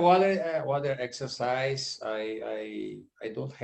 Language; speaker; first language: English; non-native, learner; Portuguese